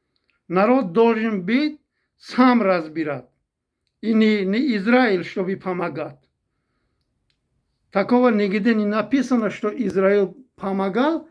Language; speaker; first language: Russian; non-native, fluent; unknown